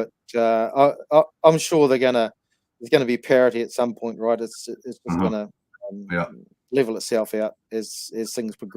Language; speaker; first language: English; native; English